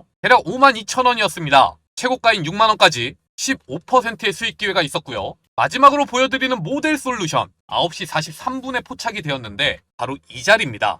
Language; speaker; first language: Korean; native; Korean